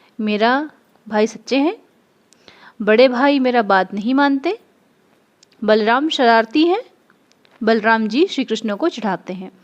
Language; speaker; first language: Hindi; non-native, local second language; Odia